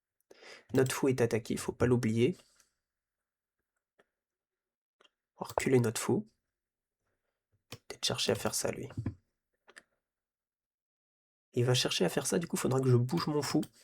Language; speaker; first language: French; native; French